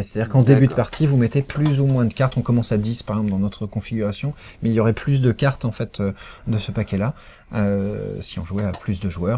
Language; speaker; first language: French; native; French